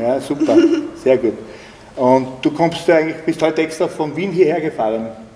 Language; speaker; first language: German; native; German